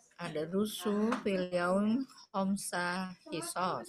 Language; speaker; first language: Arabic; non-native, learner; Indonesian